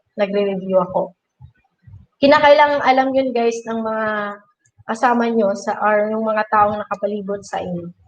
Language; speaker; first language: Filipino; non-native, local second language; Bikol